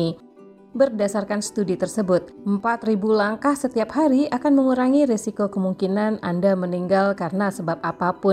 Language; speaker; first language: Indonesian; native; Indonesian